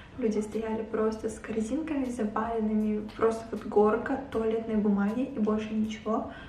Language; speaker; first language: Russian; native; Russian